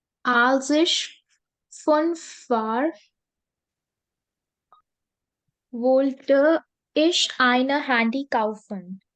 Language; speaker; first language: German; non-native, learner; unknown